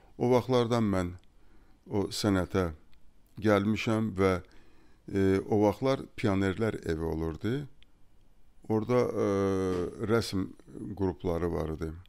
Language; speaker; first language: Azerbaijani; native; Azerbaijani